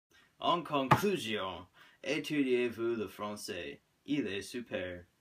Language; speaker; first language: French; non-native, learner; English